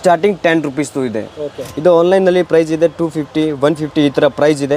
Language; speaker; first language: Kannada; non-native, local second language; Hindi